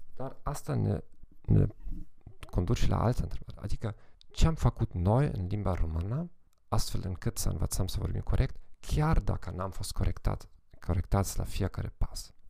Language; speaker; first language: Romanian; non-native, fluent; German